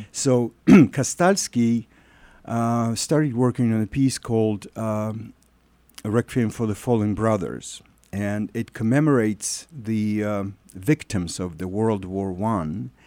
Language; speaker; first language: English; non-native, fluent; Russian